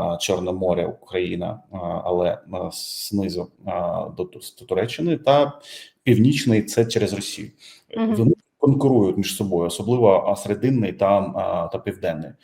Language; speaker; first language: Ukrainian; non-native, fluent; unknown